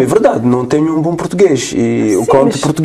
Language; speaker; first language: Portuguese; non-native, learner; French